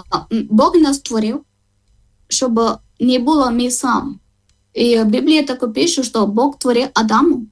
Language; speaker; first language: Ukrainian; non-native, learner; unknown